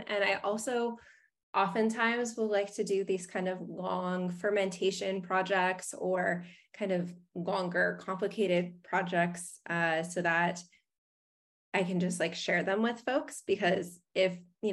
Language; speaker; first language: English; native; English